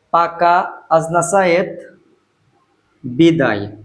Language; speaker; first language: Russian; non-native, learner; Bangla